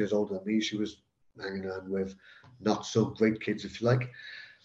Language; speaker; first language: English; native; English